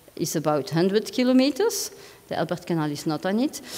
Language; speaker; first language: English; non-native, fluent; Dutch